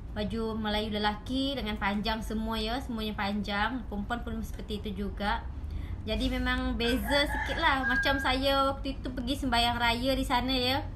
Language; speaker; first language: Malay; native; Malay